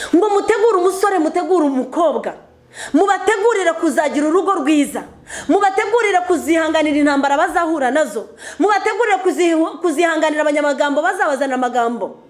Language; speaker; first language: Kinyarwanda; early bilingual, heritage; Kinyarwanda